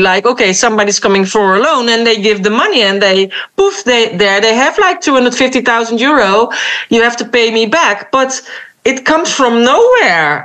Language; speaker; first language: English; non-native, fluent; Dutch